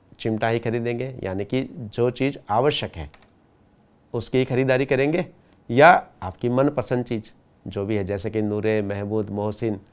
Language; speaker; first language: Hindi; non-native, local second language; Gujarati